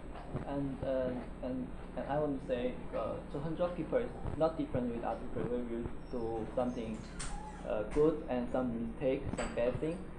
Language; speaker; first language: English; non-native, learner; Chinese